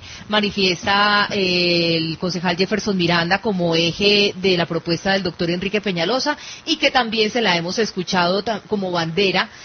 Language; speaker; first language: Spanish; native; Spanish